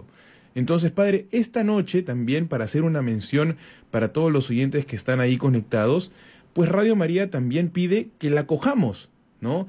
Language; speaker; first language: Spanish; native; Spanish